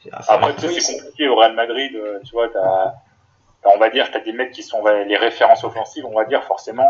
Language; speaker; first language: French; native; French